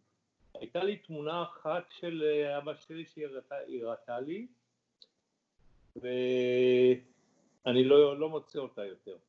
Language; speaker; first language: Hebrew; early bilingual, other home language; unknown